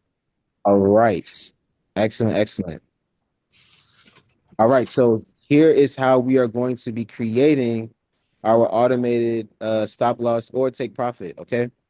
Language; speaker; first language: English; native; English